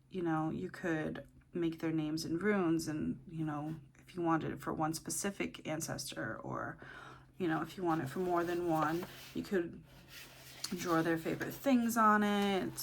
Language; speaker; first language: English; native; English